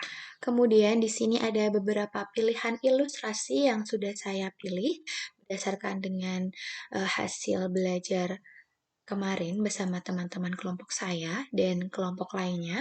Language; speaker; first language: Indonesian; native; Indonesian